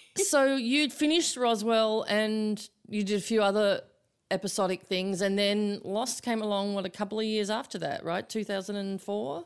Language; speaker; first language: English; native; English